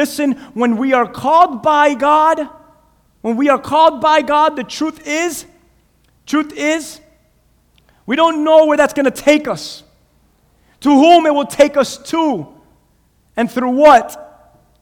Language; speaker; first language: English; non-native, fluent; Spanish